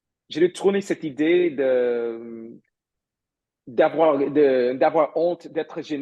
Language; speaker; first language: French; non-native, fluent; English